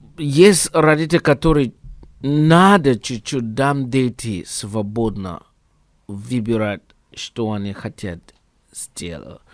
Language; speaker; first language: Russian; non-native, learner; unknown